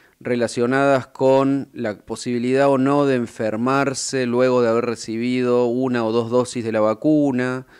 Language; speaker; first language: Spanish; native; Spanish